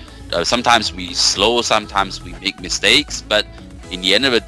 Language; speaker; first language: English; non-native, fluent; Chinese